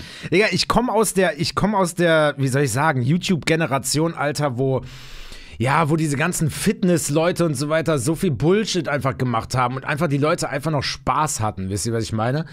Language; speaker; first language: German; native; German